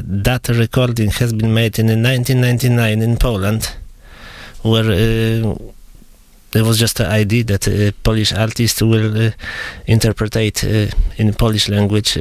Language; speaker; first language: English; non-native, fluent; Polish